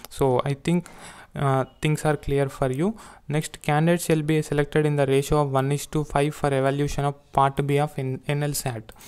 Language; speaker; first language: English; non-native, local second language; Telugu